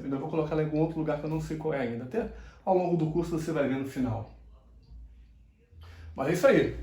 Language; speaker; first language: Portuguese; native; Portuguese